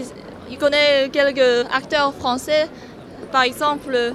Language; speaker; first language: French; non-native, fluent; Chinese